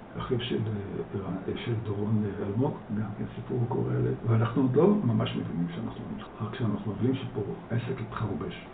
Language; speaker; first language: Hebrew; early bilingual, other home language; Dutch